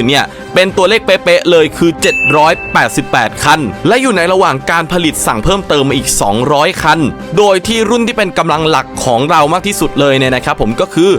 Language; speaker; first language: Thai; native; Thai